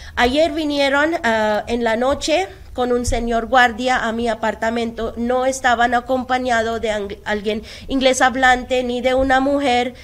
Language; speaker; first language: Spanish; non-native, fluent; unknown